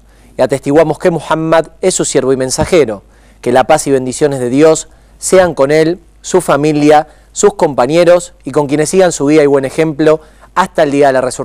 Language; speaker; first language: Spanish; native; Spanish